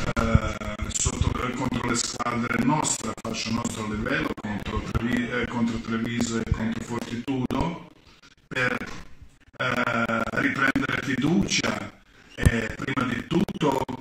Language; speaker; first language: Italian; non-native, fluent; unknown